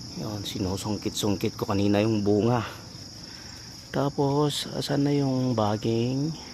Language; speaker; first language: Filipino; non-native, local second language; Iloko